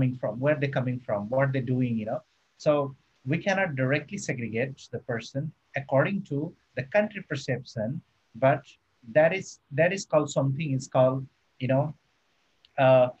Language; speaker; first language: English; non-native, local second language; Nepali